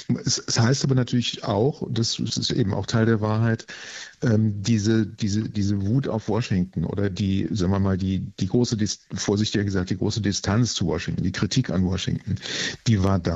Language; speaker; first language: German; native; German